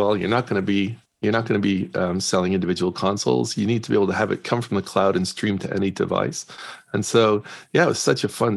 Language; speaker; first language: English; native; English